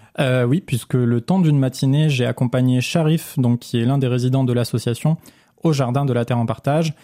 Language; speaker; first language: French; native; French